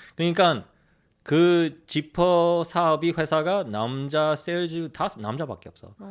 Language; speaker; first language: Korean; early bilingual, heritage; Korean